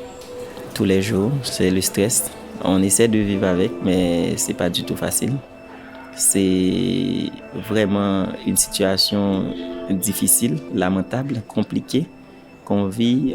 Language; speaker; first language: French; non-native, local second language; Haitian Creole